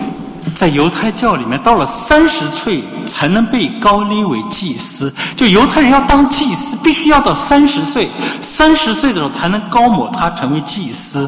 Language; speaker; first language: Chinese; native; Chinese